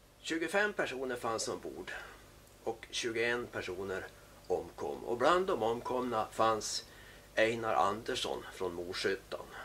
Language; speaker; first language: Swedish; native; Swedish